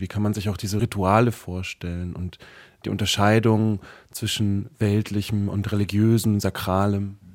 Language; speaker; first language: German; native; German